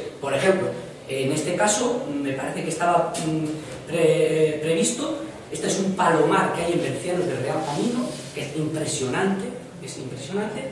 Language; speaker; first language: Spanish; native; Spanish